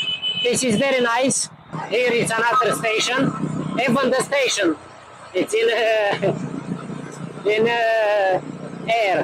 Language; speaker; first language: English; non-native, learner; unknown